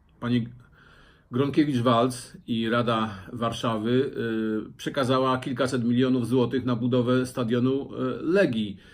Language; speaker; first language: Polish; native; Polish